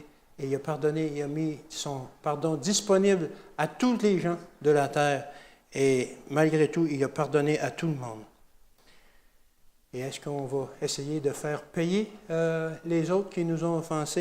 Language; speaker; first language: French; native; French